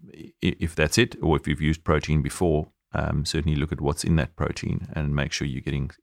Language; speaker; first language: English; native; English